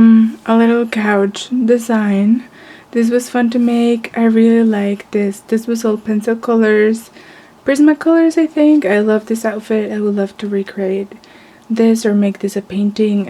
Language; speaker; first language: English; non-native, fluent; Spanish